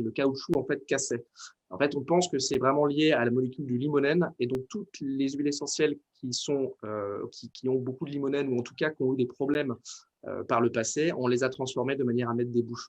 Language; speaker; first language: French; native; French